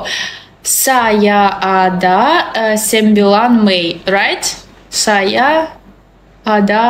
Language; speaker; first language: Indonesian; non-native, learner; Russian